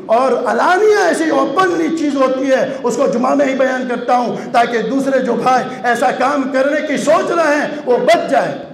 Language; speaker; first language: Urdu; non-native, local second language; Gujarati